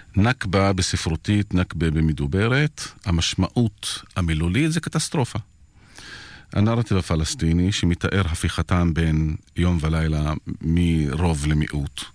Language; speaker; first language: Hebrew; non-native, local second language; Arabic